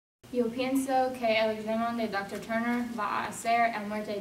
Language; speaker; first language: Spanish; non-native, learner; English